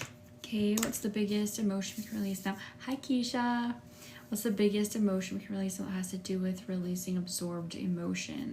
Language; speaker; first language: English; native; English